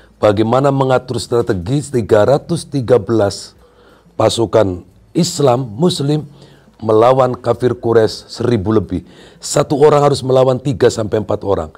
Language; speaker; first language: Indonesian; non-native, local second language; Sundanese